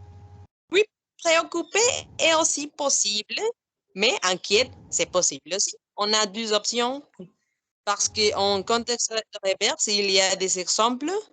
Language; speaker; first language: French; non-native, fluent; Spanish